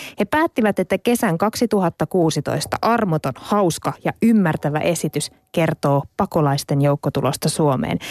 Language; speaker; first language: Finnish; native; Finnish